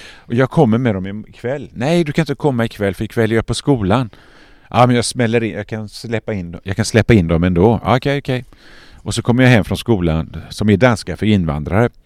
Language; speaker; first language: Swedish; native; Swedish